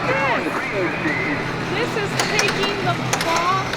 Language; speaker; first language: English; native; English